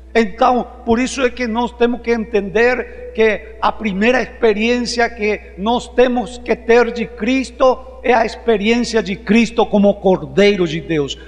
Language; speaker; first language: Portuguese; non-native, fluent; Spanish